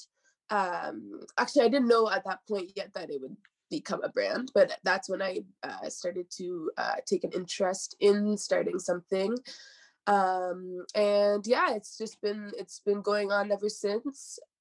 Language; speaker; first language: English; native; English